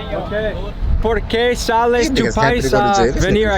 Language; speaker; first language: Spanish; non-native, learner; English